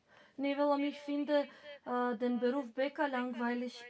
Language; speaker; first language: German; non-native, fluent; Macedonian